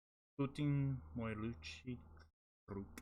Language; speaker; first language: Russian; non-native, learner; English